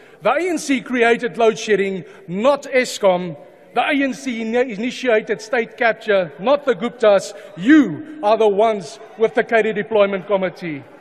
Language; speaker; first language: English; non-native, local second language; Afrikaans